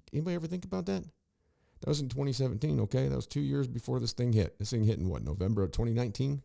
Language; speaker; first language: English; native; English